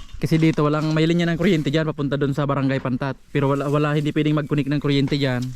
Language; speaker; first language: Filipino; non-native, local second language; Bikol